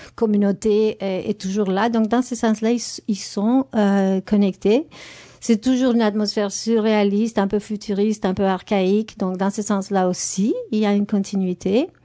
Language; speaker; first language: French; non-native, fluent; Spanish